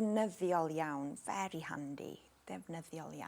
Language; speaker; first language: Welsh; native; Welsh